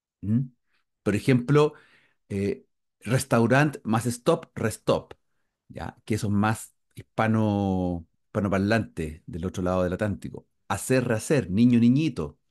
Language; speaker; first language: Spanish; native; Spanish